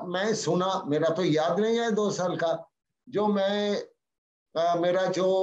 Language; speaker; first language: Hindi; non-native, local second language; Bangla